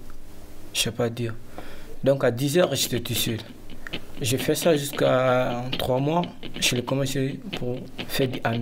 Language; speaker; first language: French; non-native, learner; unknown